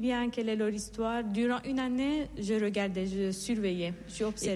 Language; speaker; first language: French; non-native, fluent; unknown